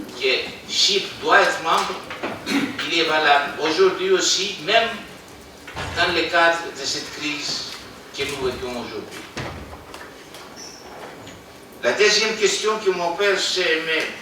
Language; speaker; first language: French; non-native, fluent; Greek